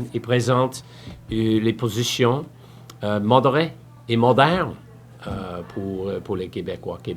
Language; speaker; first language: French; non-native, learner; English